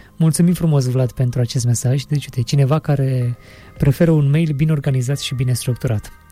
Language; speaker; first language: Romanian; native; Romanian